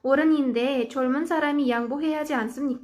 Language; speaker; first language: Korean; non-native, fluent; Kazakh